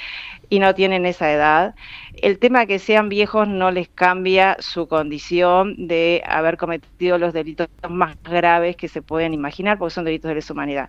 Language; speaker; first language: Spanish; native; Spanish